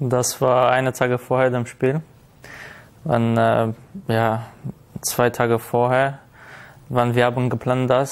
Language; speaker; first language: German; non-native, learner; Armenian